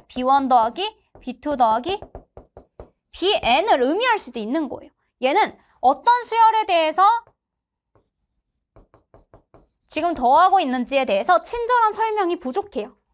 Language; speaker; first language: Korean; native; Korean